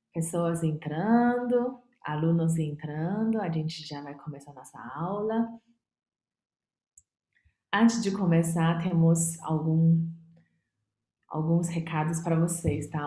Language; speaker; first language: Portuguese; non-native, fluent; Chinese